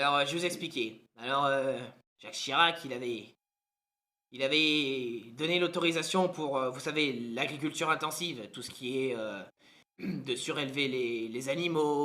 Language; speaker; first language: French; native; French